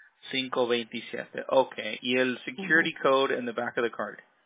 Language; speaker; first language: English; early bilingual, other home language; Spanish